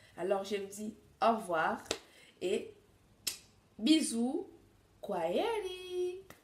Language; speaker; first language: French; non-native, local second language; Swahili